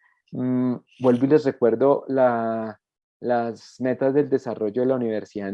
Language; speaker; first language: Spanish; native; Spanish